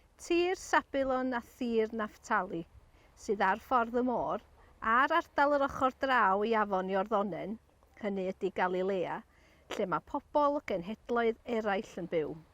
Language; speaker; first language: Welsh; non-native, local second language; English